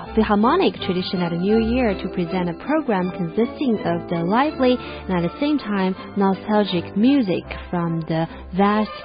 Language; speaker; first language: English; non-native, fluent; Chinese